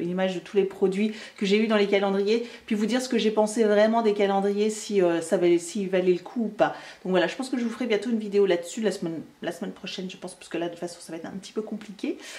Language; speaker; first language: French; native; French